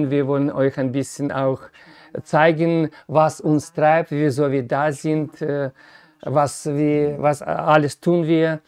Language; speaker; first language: German; non-native, fluent; Ukrainian